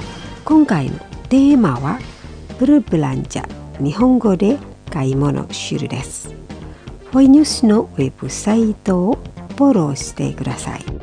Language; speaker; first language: Japanese; non-native, fluent; Indonesian